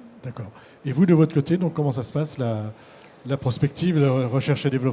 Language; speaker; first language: French; native; French